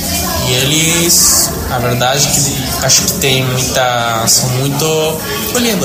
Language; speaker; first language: Portuguese; non-native, learner; Spanish